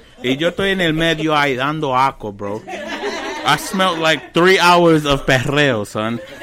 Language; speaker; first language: Spanish; early bilingual, heritage; Spanish